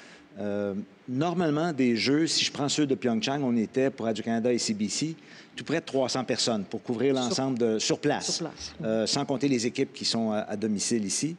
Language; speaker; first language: French; native; French